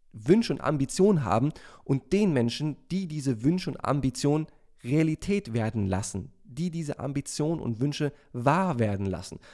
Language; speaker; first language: German; native; German